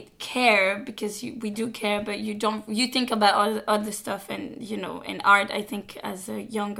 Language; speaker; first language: English; non-native, fluent; French